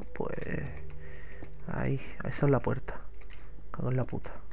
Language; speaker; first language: Spanish; native; Spanish